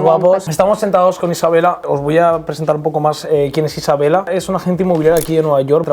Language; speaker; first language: Spanish; native; Spanish